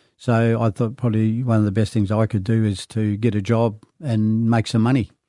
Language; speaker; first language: English; native; English